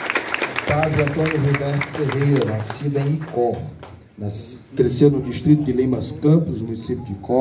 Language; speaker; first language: Portuguese; native; Portuguese